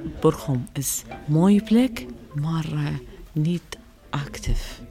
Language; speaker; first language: Dutch; non-native, learner; Arabic